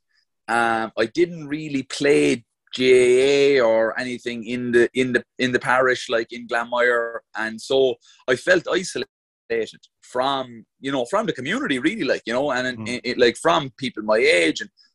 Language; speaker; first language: English; native; English